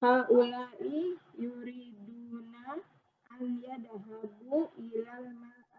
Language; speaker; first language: Arabic; non-native, learner; Indonesian